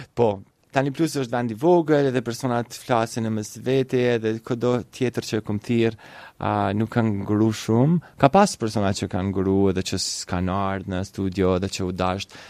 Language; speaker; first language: Albanian; native; Albanian